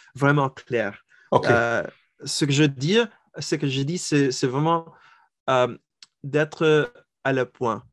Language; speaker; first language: French; non-native, fluent; Filipino